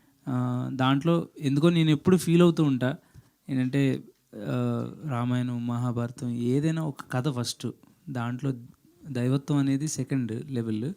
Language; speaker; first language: Telugu; native; Telugu